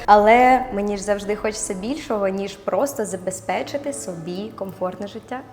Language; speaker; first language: Ukrainian; non-native, local second language; Russian